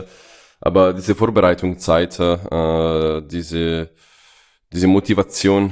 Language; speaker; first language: German; non-native, fluent; Italian